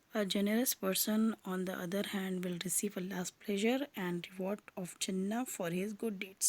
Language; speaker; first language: English; non-native, local second language; Urdu